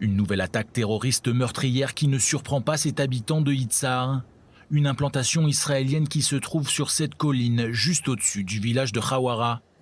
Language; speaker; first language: French; native; French